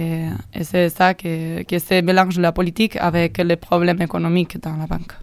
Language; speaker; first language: French; non-native, learner; Basque